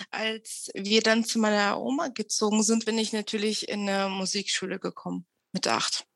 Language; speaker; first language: German; early bilingual, other home language; Russian